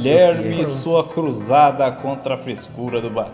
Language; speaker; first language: Portuguese; native; Portuguese